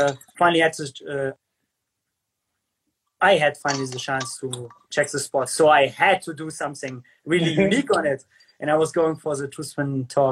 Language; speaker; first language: English; non-native, fluent; German